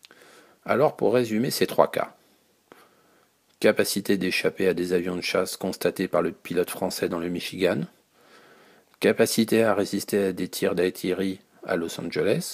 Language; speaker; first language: French; native; French